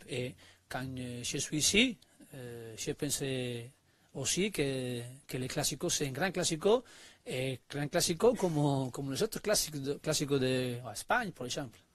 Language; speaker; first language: French; non-native, learner; Spanish